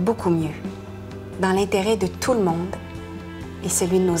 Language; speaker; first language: French; native; French